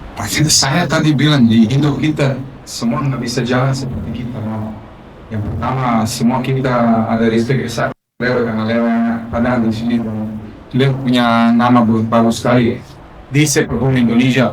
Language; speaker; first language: Indonesian; non-native, fluent; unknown